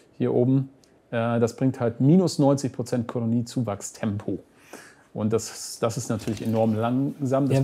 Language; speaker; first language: German; native; German